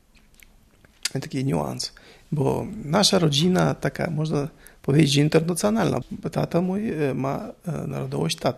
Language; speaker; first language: Polish; non-native, learner; Russian